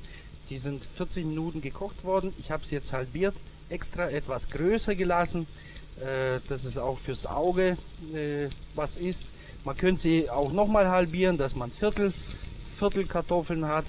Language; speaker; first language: German; native; German